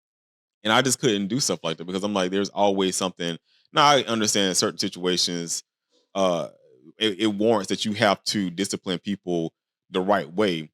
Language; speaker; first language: English; native; English